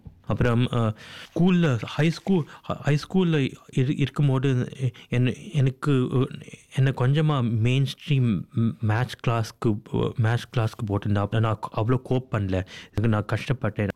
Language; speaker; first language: Tamil; early bilingual, heritage; Tamil